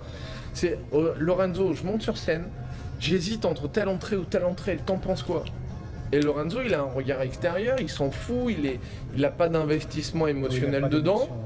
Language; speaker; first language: French; native; French